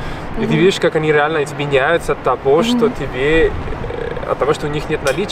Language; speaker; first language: Russian; non-native, fluent; Spanish